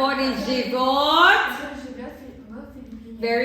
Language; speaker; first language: Russian; non-native, learner; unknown